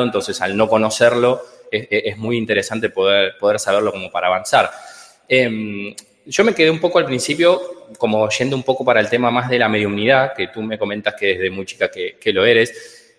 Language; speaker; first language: Spanish; native; Spanish